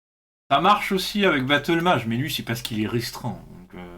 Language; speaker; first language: French; native; French